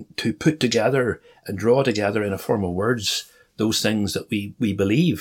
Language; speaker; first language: English; native; English